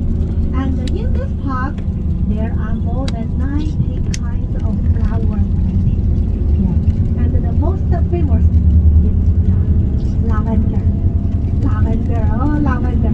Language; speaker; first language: English; non-native, learner; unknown